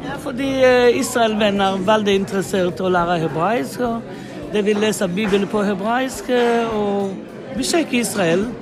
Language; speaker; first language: Norwegian; non-native, fluent; Hebrew